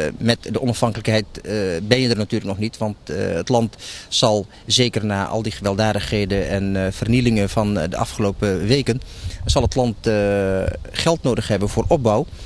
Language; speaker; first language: Dutch; early bilingual, other home language; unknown